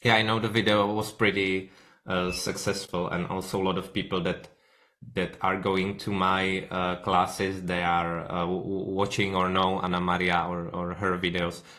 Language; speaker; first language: English; non-native, fluent; Czech